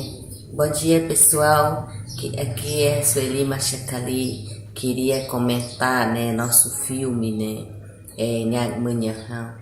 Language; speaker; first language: Portuguese; non-native, local second language; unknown